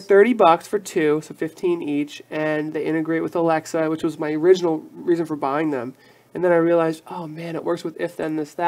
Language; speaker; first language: English; native; English